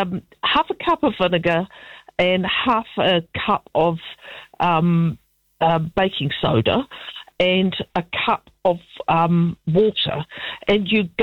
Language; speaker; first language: English; native; English